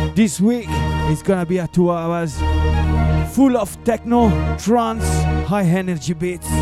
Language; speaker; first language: English; non-native, fluent; Italian